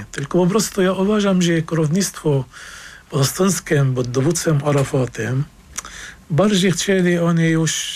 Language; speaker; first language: Polish; non-native, fluent; Arabic